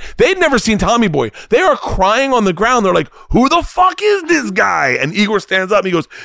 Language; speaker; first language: English; native; English